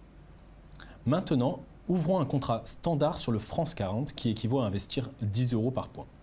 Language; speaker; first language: French; native; French